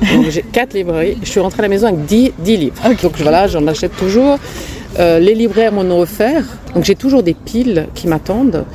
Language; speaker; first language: French; non-native, local second language; Romanian